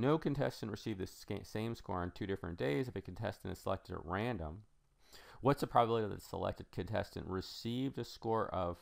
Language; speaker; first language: English; native; English